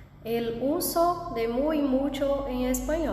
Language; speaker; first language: Spanish; non-native, fluent; Portuguese